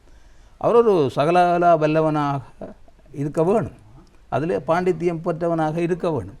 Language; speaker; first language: Tamil; native; Tamil